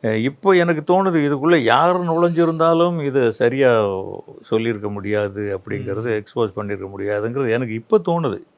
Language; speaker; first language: Tamil; native; Tamil